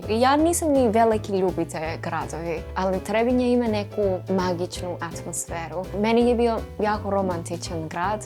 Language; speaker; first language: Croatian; non-native, learner; English